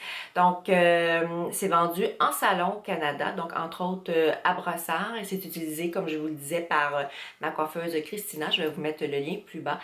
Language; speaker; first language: French; native; French